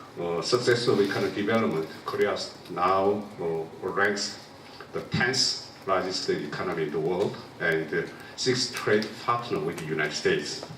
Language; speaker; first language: English; non-native, local second language; Korean